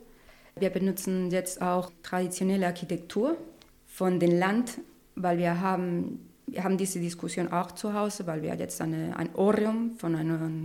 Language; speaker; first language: German; non-native, learner; Spanish